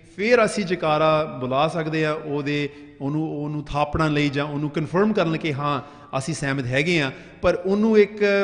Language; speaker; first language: Punjabi; early bilingual, heritage; Punjabi